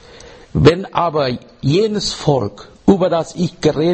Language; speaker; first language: German; non-native, learner; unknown